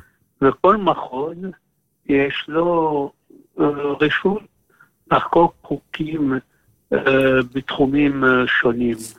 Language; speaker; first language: Hebrew; non-native, fluent; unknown